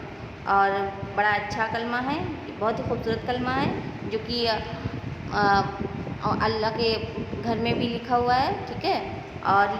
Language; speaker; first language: Urdu; native; Urdu